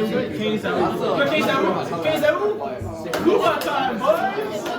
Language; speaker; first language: French; native; French